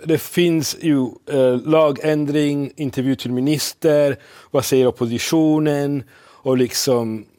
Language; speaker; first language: Swedish; non-native, fluent; Italian